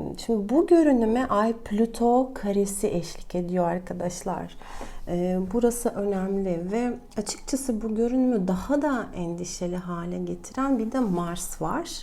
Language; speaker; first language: Turkish; non-native, fluent; Russian